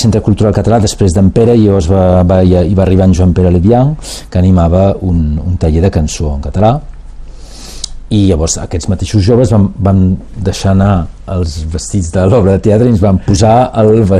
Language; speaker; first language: Catalan; non-native, local second language; Spanish